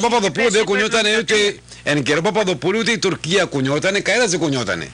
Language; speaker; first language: Greek; native; Greek